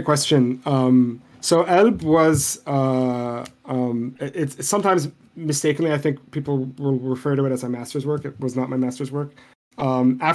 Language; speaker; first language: English; non-native, fluent; Arabic